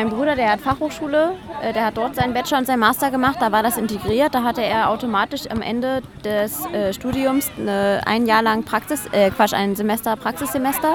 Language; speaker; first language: German; native; German